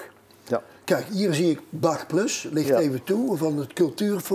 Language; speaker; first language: Dutch; native; Dutch